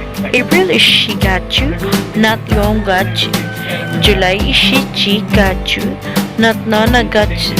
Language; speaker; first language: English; non-native, local second language; Filipino